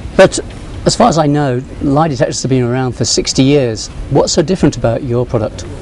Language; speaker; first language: English; native; English